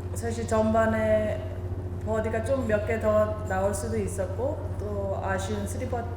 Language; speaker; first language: Korean; early bilingual, heritage; Korean